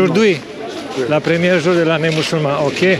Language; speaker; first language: French; non-native, learner; Romanian